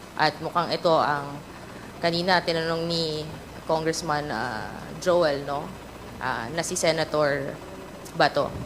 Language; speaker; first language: Filipino; native; Filipino